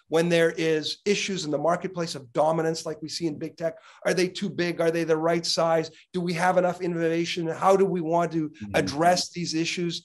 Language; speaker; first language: English; native; English